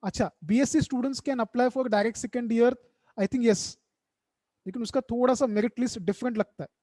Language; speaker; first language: Hindi; non-native, local second language; Marathi